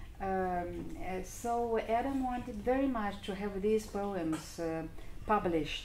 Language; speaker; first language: English; non-native, fluent; Romanian